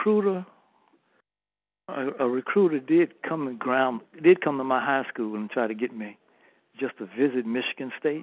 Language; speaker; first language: English; native; English